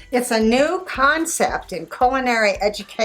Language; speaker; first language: English; native; English